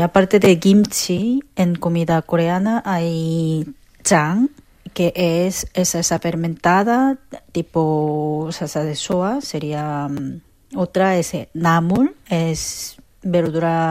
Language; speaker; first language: Spanish; non-native, fluent; Korean